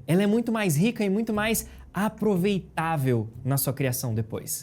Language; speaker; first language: Portuguese; native; Portuguese